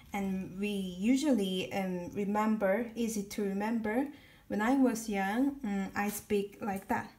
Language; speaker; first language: English; non-native, learner; Korean